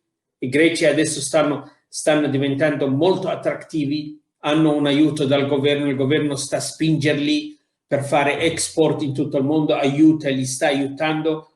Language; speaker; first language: Italian; non-native, fluent; Arabic